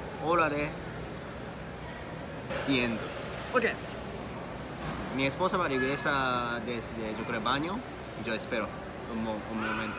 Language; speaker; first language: Spanish; non-native, learner; Japanese